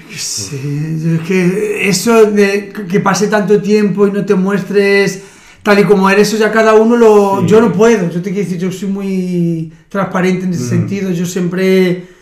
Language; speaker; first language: Spanish; native; Spanish